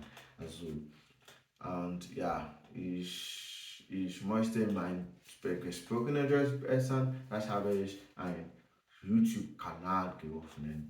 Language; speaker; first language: German; non-native, learner; English